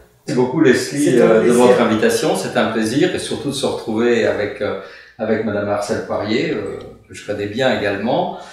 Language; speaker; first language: French; native; French